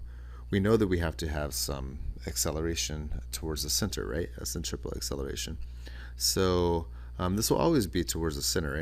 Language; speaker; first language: English; native; English